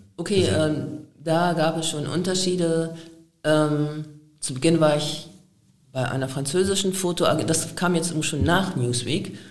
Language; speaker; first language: German; native; German